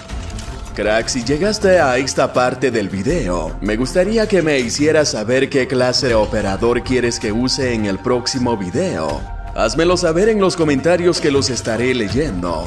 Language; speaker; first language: Spanish; native; Spanish